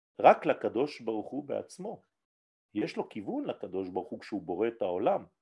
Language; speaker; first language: Hebrew; non-native, fluent; French